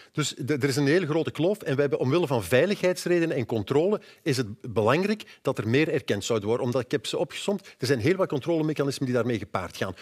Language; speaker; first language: Dutch; native; Dutch